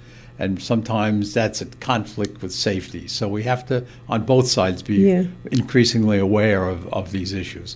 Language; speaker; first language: English; native; English